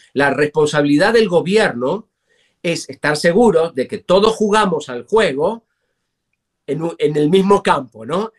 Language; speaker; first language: Spanish; native; Spanish